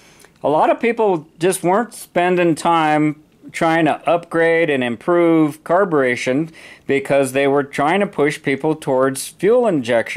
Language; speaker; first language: English; native; English